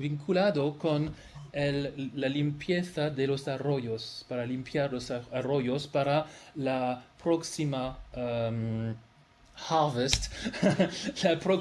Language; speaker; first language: Spanish; non-native, fluent; French